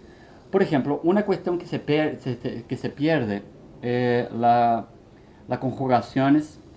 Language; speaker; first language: Spanish; early bilingual, heritage; Spanish